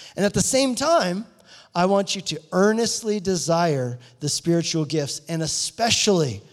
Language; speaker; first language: English; native; English